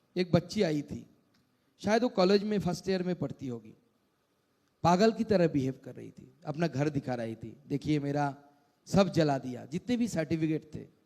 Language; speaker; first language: Hindi; non-native, local second language; Bangla